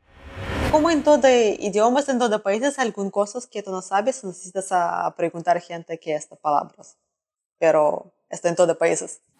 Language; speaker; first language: Spanish; non-native, learner; Russian